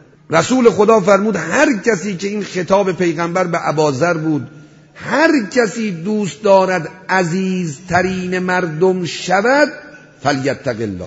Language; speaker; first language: Persian; native; Persian